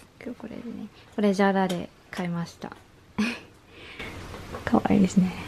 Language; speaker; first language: Japanese; non-native, learner; Vietnamese